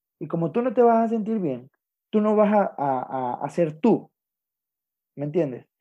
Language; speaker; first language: Spanish; native; Spanish